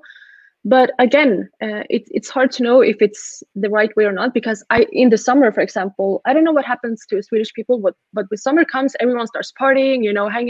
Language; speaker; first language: English; non-native, fluent; Swedish